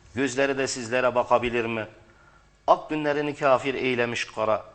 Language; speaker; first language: Turkish; early bilingual, heritage; Arabic